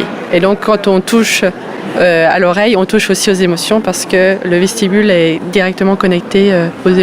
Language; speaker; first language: French; native; French